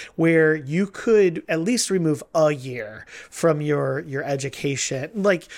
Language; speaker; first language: English; native; English